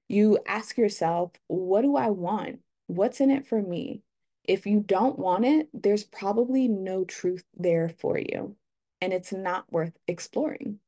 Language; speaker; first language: English; native; English